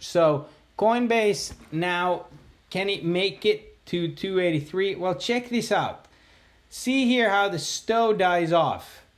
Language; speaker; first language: English; native; English